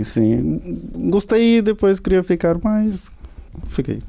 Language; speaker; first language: Portuguese; non-native, learner; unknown